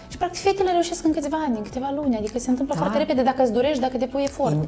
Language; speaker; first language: Romanian; native; Romanian